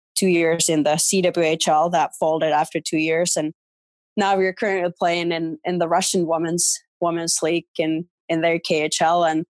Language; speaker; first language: English; non-native, fluent; Finnish